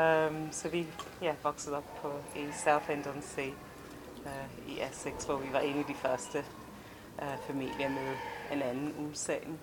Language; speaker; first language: Danish; non-native, fluent; English